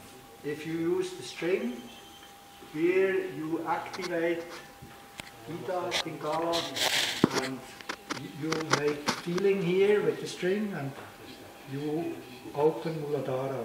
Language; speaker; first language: English; non-native, learner; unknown